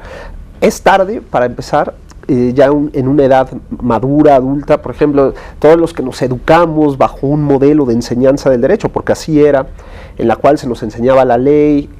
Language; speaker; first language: Spanish; native; Spanish